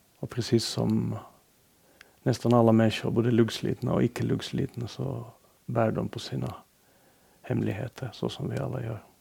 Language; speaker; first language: Swedish; native; Swedish